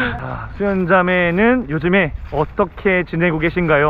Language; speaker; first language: Korean; native; Korean